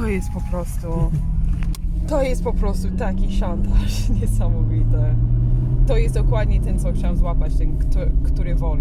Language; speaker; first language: Polish; non-native, learner; English